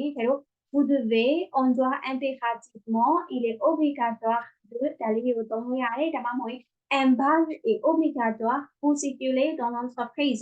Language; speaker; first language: French; non-native, fluent; Burmese